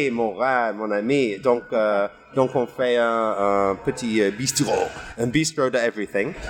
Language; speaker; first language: French; non-native, fluent; English